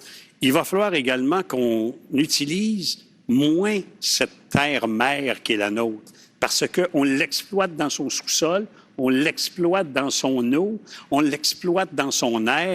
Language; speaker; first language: French; native; French